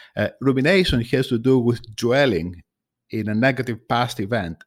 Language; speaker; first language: English; non-native, fluent; Greek